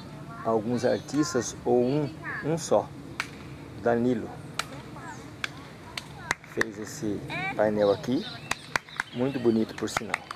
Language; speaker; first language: Portuguese; native; Portuguese